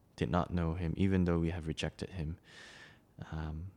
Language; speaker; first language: English; non-native, local second language; Chinese